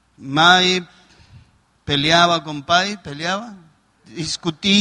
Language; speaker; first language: Portuguese; non-native, learner; Spanish